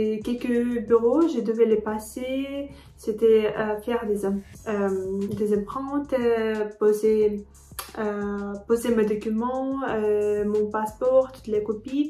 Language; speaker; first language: French; non-native, fluent; Ukrainian